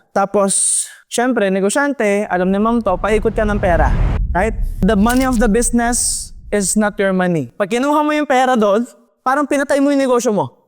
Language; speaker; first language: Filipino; native; Filipino